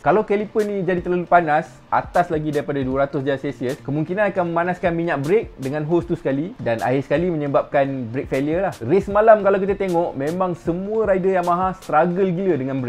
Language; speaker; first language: Malay; native; Malay